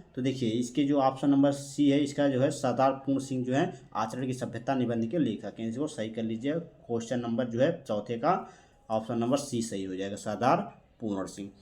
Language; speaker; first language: Hindi; native; Hindi